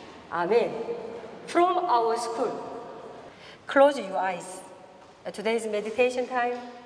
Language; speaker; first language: English; non-native, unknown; Korean